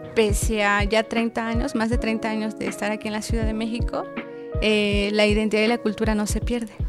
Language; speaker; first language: Spanish; non-native, local second language; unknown